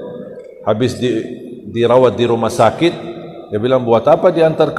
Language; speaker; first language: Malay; non-native, fluent; Arabic